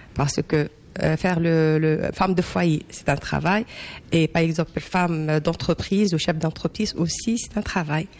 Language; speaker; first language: French; non-native, local second language; Arabic